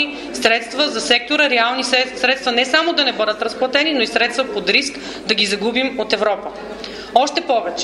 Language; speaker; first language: Bulgarian; native; Bulgarian